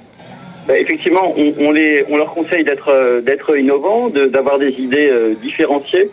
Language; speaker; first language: French; native; French